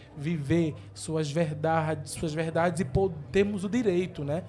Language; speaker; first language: Portuguese; native; Portuguese